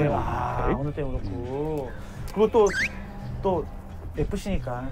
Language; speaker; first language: Korean; native; Korean